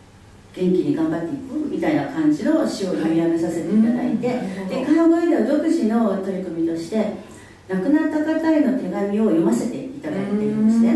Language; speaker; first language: Japanese; native; Japanese